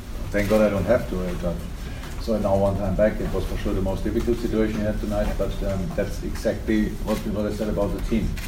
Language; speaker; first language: English; non-native, fluent; German